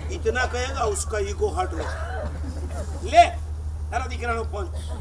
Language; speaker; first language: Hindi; non-native, local second language; Gujarati